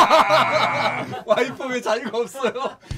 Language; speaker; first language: Korean; native; Korean